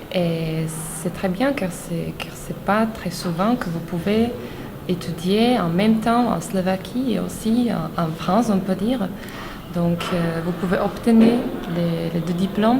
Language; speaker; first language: French; non-native, fluent; Slovak